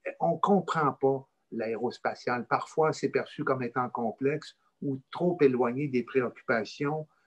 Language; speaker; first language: French; native; French